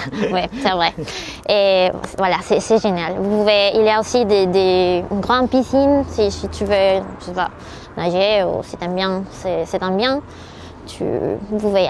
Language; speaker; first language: French; non-native, learner; Spanish